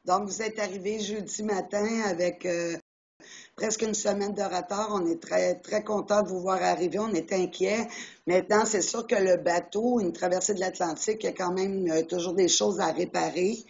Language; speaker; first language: French; native; French